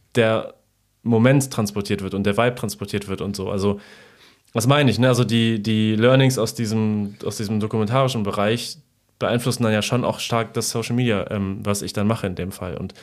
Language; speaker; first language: German; early bilingual, other home language; Polish